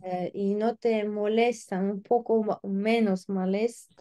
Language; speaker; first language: Spanish; non-native, learner; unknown